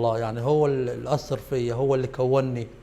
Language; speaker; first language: Arabic; native; Arabic